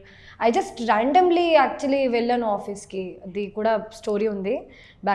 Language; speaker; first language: Telugu; non-native, local second language; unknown